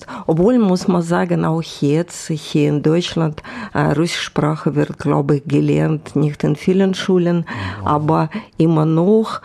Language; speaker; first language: German; non-native, fluent; Russian